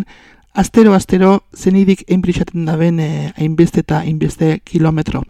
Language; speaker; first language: Basque; native; Basque